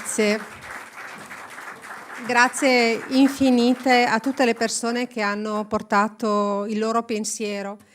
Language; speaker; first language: Italian; native; Italian